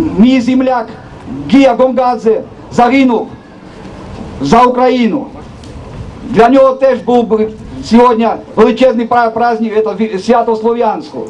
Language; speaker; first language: Ukrainian; non-native, fluent; Georgian